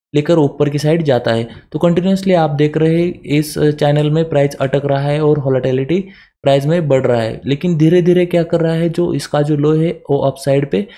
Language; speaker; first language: Hindi; non-native, local second language; Marathi